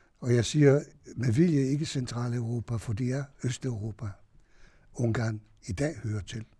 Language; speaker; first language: Danish; non-native, fluent; Hungarian